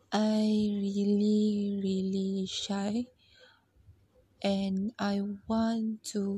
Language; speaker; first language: English; non-native, learner; Malay